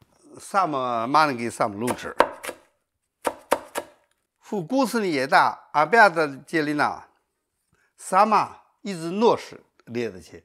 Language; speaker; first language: Russian; non-native, learner; Chinese